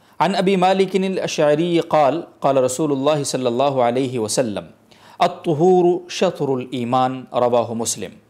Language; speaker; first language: Urdu; native; Urdu